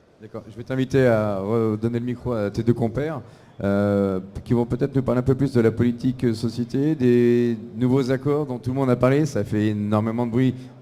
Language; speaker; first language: French; native; French